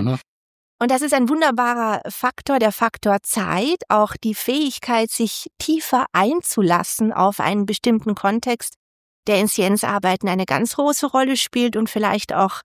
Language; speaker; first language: German; native; German